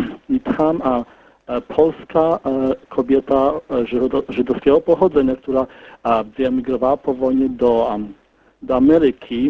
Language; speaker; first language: Polish; early bilingual, heritage; Polish